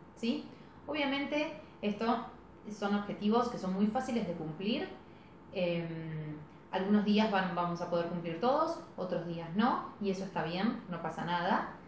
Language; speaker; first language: Spanish; native; Spanish